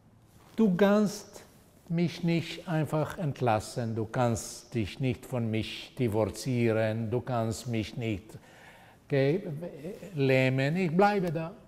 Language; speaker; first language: German; non-native, fluent; Portuguese